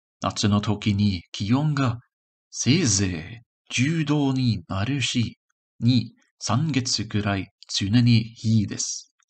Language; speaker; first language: Japanese; non-native, learner; English